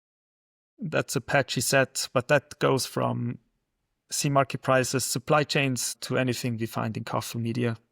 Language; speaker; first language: English; non-native, fluent; German